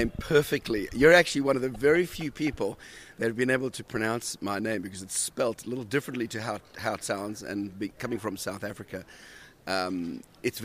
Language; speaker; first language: English; native; English